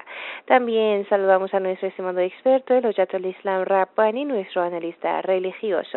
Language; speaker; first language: Spanish; non-native, fluent; Persian